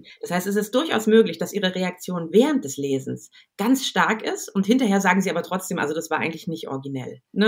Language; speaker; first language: German; native; German